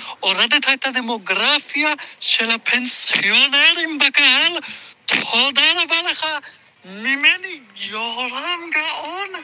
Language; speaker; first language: Hebrew; native; Hebrew